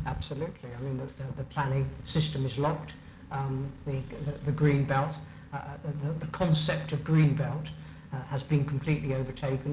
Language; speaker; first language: English; native; English